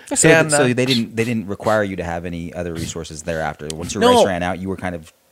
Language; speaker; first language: English; early bilingual, other home language; Spanish